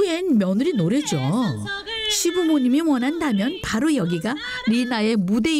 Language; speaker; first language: Korean; native; Korean